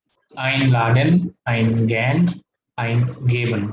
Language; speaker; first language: German; non-native, learner; Hindi